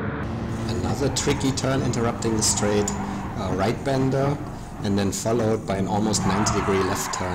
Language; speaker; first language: English; non-native, fluent; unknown